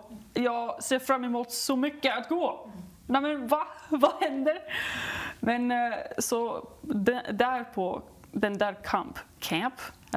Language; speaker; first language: Swedish; non-native, learner; English